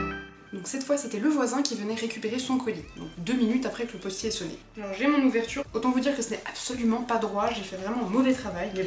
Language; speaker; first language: French; native; French